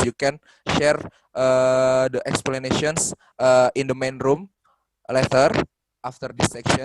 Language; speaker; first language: English; non-native, fluent; Indonesian